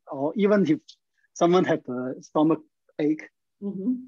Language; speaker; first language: English; non-native, learner; Chinese